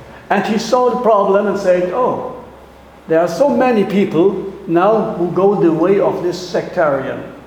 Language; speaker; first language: English; non-native, fluent; German